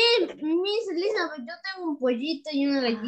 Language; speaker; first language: Spanish; native; Spanish